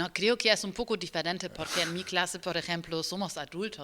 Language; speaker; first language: Spanish; non-native, learner; German